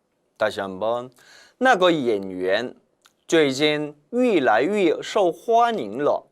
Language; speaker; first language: Chinese; non-native, fluent; Korean